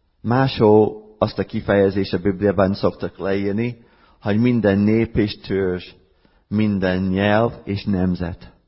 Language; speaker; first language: Hungarian; non-native, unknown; English